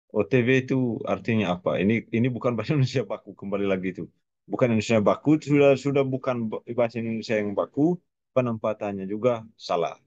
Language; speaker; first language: Indonesian; non-native, local second language; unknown